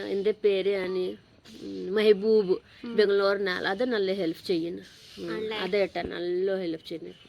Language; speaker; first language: Malayalam; non-native, local second language; Hindi